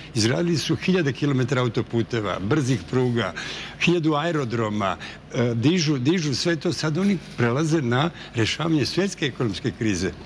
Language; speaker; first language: Bosnian; native; Bosnian